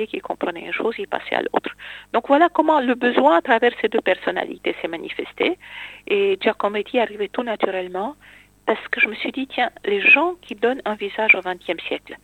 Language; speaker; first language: French; non-native, fluent; Romanian